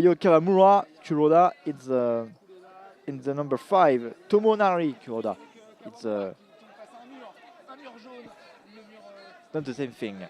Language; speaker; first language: English; non-native, learner; French